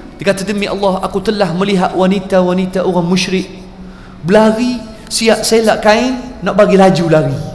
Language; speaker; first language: Malay; non-native, fluent; Arabic